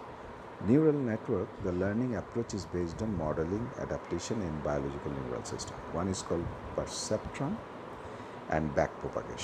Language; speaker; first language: English; non-native, local second language; Bangla